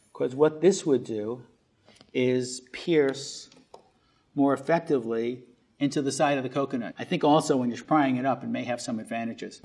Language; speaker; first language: English; native; English